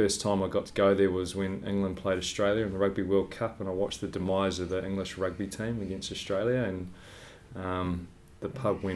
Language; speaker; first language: English; native; English